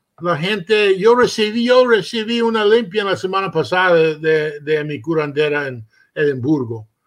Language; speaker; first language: Spanish; early bilingual, heritage; Spanish